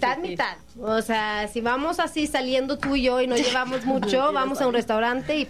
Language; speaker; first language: Spanish; non-native, fluent; Swedish